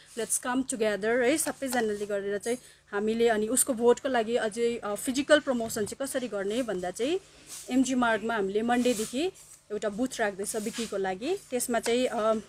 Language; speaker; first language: Nepali; native; Nepali